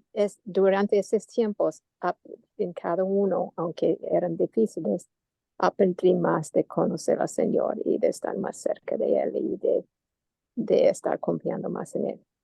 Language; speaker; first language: Spanish; non-native, learner; English